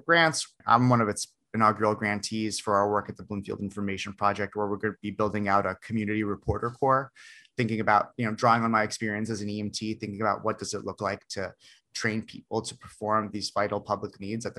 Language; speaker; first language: English; native; English